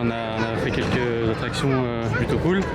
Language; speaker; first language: French; native; French